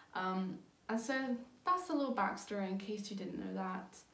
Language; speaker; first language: English; native; English